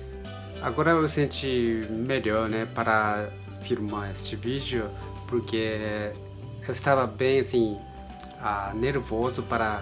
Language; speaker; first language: Portuguese; non-native, learner; Japanese